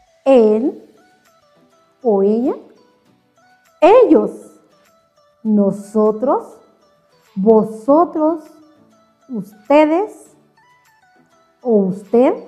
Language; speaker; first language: Spanish; non-native, local second language; Kʼicheʼ